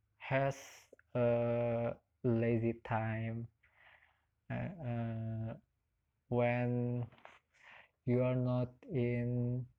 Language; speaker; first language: English; non-native, learner; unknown